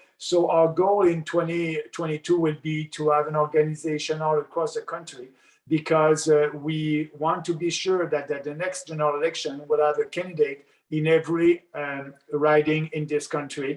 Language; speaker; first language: English; non-native, local second language; French